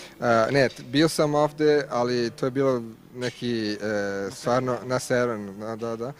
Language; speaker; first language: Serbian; non-native, learner; Italian